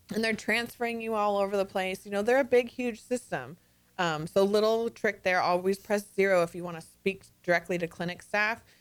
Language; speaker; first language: English; native; English